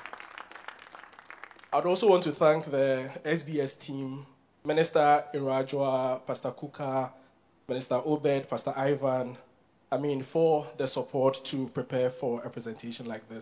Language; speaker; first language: English; non-native, local second language; Akan